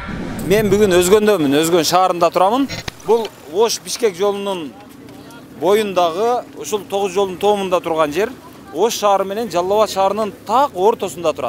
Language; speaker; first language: Kyrgyz; native; Kyrgyz